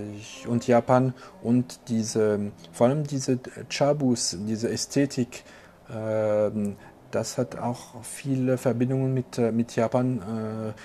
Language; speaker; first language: German; non-native, local second language; French